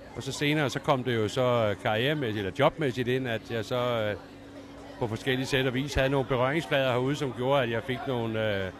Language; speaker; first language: Danish; native; Danish